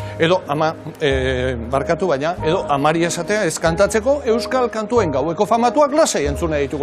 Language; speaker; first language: Basque; native; Basque